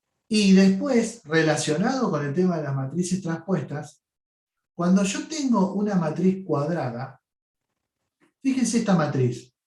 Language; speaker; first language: Spanish; native; Spanish